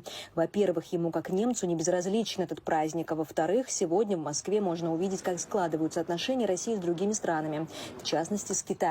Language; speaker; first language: Russian; native; Russian